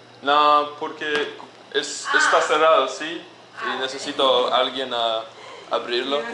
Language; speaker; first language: Spanish; non-native, learner; English